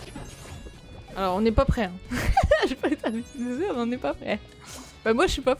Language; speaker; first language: French; native; French